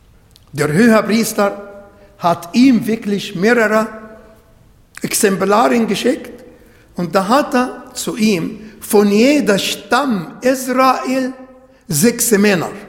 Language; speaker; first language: German; non-native, fluent; Arabic